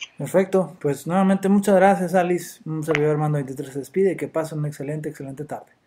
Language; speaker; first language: Spanish; native; Spanish